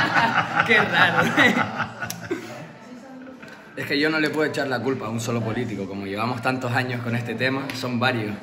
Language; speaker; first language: Spanish; native; Spanish